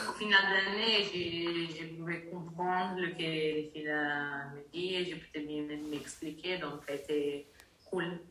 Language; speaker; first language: French; non-native, learner; Italian